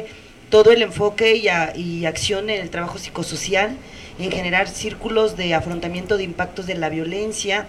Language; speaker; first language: Spanish; native; Spanish